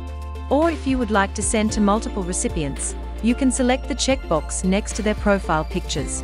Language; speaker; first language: English; native; English